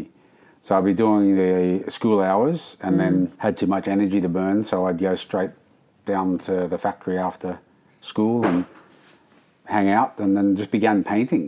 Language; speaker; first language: English; native; English